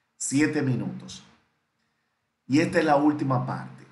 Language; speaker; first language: Spanish; native; Spanish